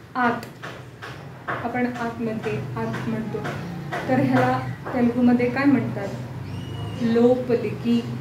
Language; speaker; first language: Marathi; non-native, local second language; Kannada